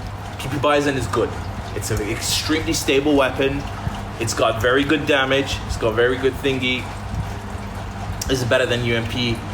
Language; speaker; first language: English; native; English